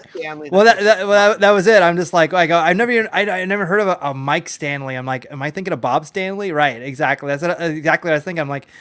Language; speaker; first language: English; native; English